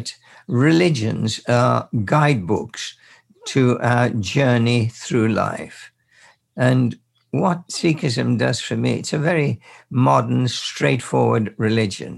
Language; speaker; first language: English; native; English